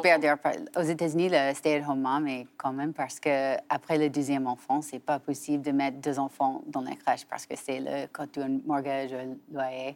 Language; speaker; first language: French; non-native, learner; English